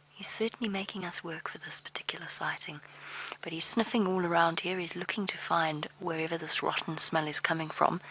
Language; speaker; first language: English; native; English